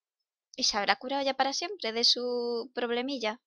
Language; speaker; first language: Spanish; native; Spanish